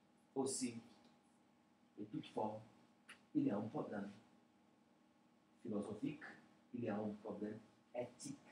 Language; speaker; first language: French; non-native, learner; Portuguese